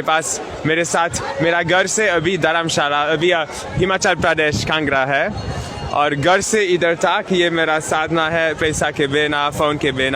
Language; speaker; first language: Hindi; non-native, learner; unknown